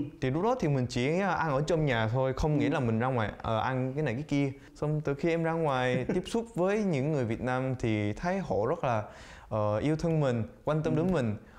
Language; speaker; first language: Vietnamese; early bilingual, other home language; Korean